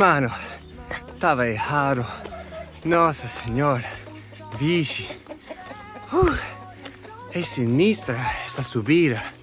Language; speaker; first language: Portuguese; non-native, fluent; English